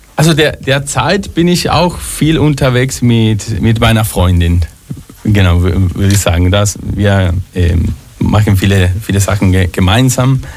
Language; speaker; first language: German; non-native, fluent; Spanish